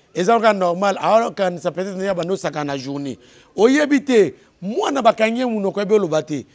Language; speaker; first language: Lingala; native; Lingala